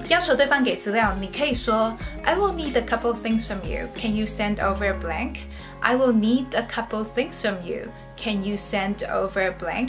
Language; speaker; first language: English; non-native, fluent; Chinese